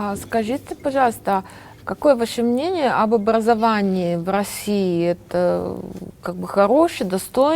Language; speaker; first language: Russian; non-native, fluent; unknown